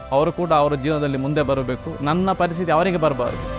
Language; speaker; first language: Kannada; native; Kannada